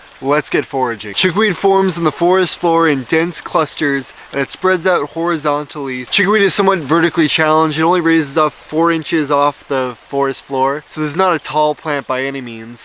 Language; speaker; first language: English; native; English